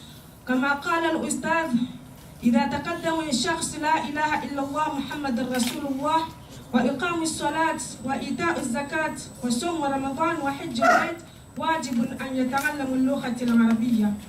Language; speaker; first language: Arabic; non-native, learner; Malagasy